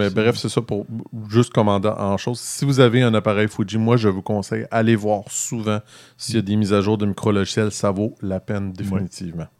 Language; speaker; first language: French; native; French